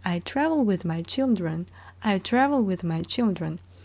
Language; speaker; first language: English; non-native, fluent; Russian